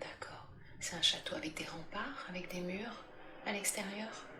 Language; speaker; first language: French; native; French